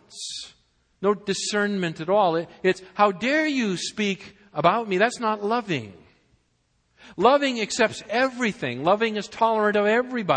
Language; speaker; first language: English; native; English